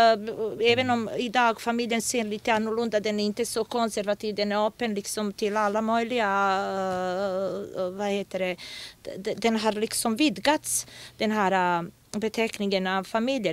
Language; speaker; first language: Swedish; non-native, fluent; Bosnian